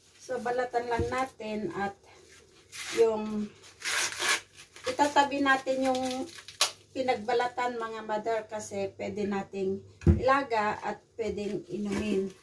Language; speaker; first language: Filipino; non-native, local second language; Iloko